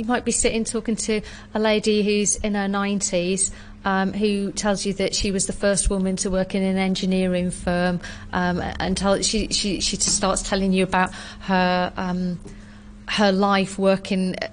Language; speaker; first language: English; native; English